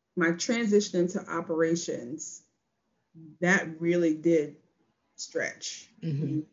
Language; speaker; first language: English; native; English